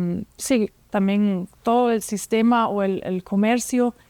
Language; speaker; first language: Spanish; non-native, fluent; German